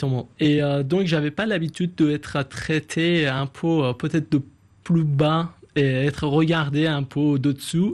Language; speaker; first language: French; non-native, fluent; Persian